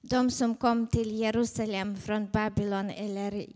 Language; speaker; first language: Swedish; non-native, fluent; Ukrainian